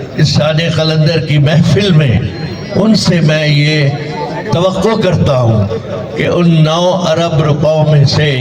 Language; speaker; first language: Urdu; non-native, local second language; Sindhi